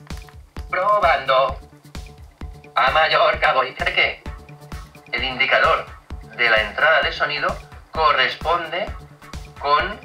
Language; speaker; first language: Spanish; native; Spanish